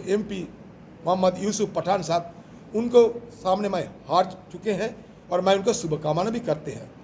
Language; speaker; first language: Hindi; non-native, local second language; Bangla